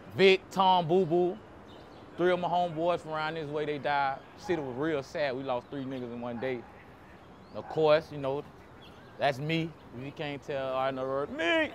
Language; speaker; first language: English; native; English